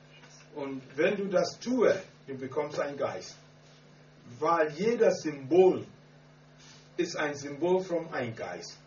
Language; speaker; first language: German; non-native, learner; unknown